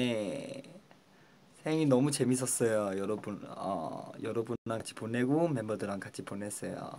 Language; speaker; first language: Korean; non-native, fluent; Chinese